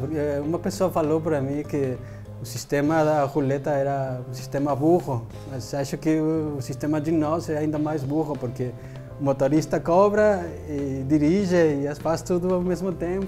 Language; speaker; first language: Portuguese; non-native, fluent; Spanish